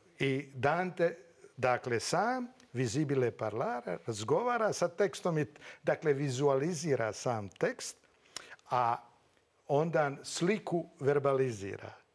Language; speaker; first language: Croatian; native; Croatian